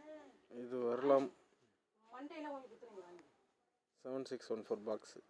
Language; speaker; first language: Tamil; native; Tamil